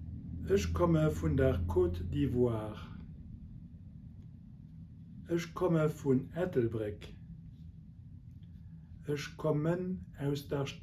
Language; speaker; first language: German; non-native, local second language; Luxembourgish